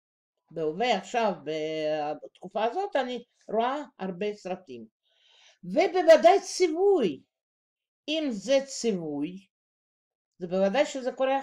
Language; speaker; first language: Hebrew; non-native, fluent; Russian